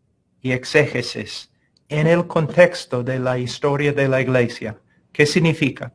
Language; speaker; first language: Spanish; non-native, fluent; English